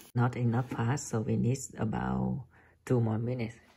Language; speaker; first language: English; non-native, learner; Vietnamese